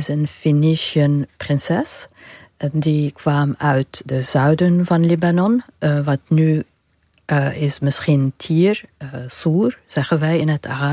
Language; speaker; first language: Dutch; non-native, fluent; Arabic